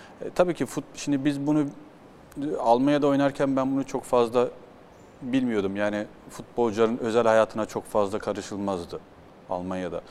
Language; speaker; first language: Turkish; early bilingual, heritage; Turkish